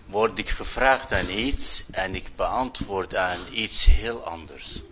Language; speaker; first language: Dutch; non-native, fluent; Arabic